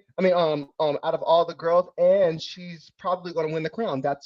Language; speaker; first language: English; native; English